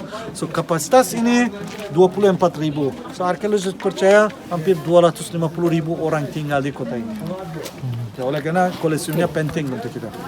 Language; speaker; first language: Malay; non-native, fluent; Turkish